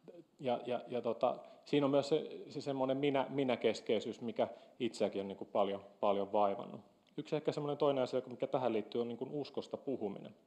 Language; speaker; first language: Finnish; native; Finnish